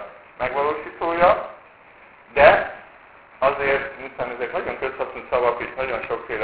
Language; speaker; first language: Hungarian; native; Hungarian